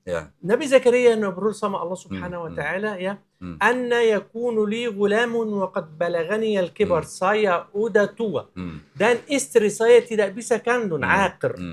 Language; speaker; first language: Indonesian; non-native, learner; Arabic